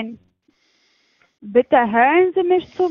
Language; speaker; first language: German; non-native, fluent; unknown